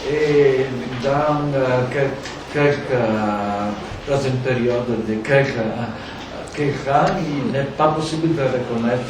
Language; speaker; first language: French; non-native, fluent; Italian